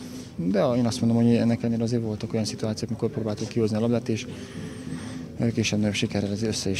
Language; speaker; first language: Hungarian; native; Hungarian